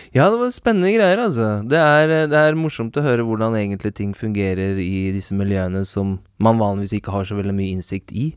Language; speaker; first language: Norwegian; native; Norwegian